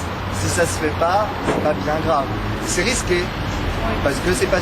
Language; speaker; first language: French; native; French